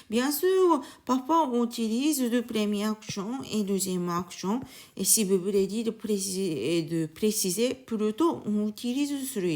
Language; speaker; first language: French; non-native, learner; Japanese